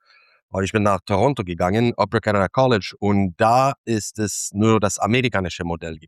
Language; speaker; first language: German; non-native, fluent; English